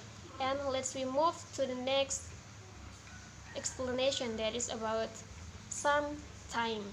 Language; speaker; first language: English; non-native, learner; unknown